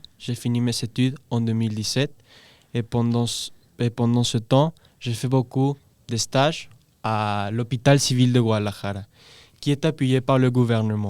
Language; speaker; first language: French; non-native, learner; Spanish